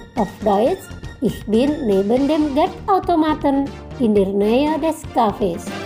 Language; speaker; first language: German; non-native, fluent; Indonesian